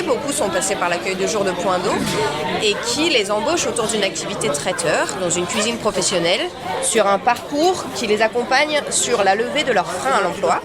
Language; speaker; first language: French; native; French